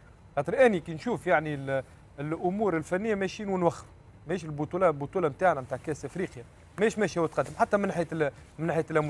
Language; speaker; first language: Arabic; native; Arabic